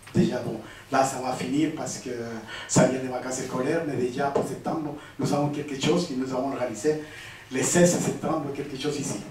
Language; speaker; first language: French; non-native, fluent; Spanish